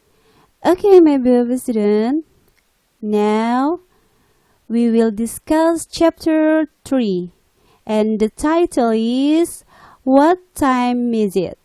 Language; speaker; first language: English; non-native, learner; Indonesian